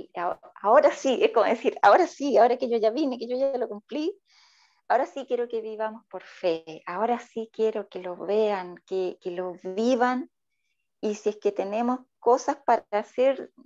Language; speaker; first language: Spanish; native; Spanish